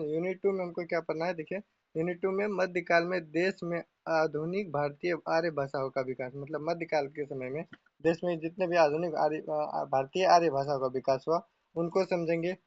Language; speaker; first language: Hindi; native; Hindi